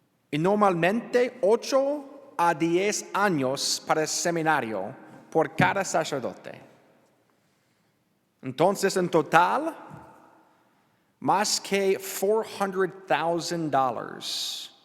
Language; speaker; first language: Spanish; non-native, learner; English